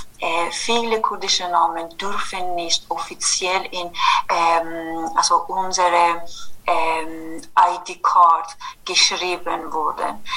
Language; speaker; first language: German; non-native, fluent; Kurdish